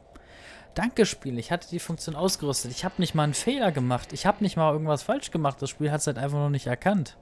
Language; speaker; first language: German; native; German